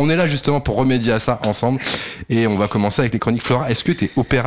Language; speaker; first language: French; native; French